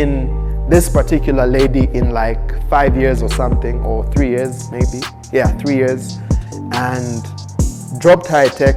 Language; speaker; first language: English; non-native, local second language; Bemba